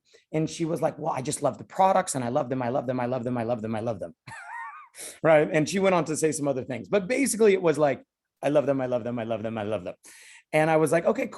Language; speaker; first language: English; native; English